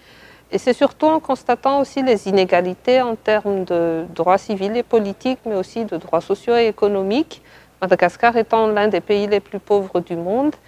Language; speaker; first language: French; non-native, local second language; Malagasy